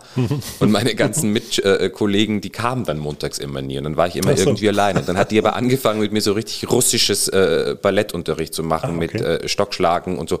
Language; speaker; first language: German; native; German